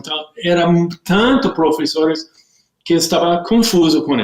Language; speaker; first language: Portuguese; non-native, learner; English